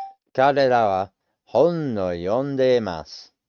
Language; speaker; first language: Japanese; non-native, learner; English